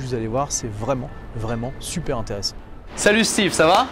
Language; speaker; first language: French; native; French